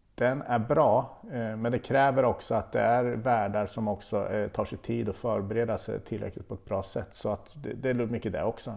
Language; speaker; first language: Swedish; native; Swedish